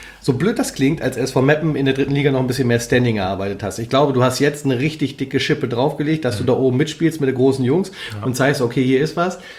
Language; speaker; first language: German; native; German